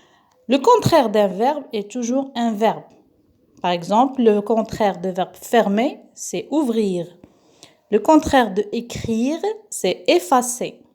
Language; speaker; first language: French; non-native, local second language; Arabic